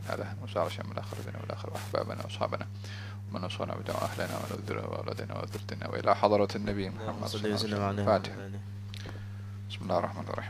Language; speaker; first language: Arabic; non-native, fluent; Malay